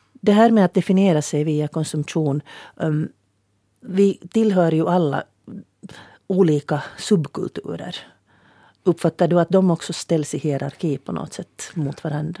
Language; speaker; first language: Swedish; native; Swedish